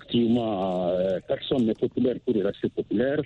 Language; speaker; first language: French; non-native, local second language; Bambara